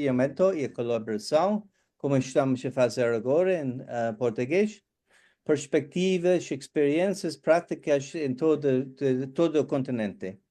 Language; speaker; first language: Portuguese; non-native, fluent; English